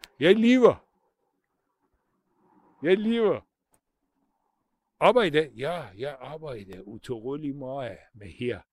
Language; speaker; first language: Danish; non-native, fluent; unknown